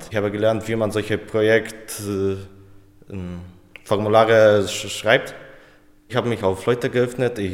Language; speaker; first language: German; non-native, local second language; Polish